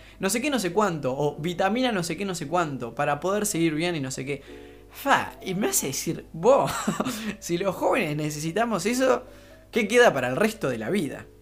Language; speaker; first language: Spanish; native; Spanish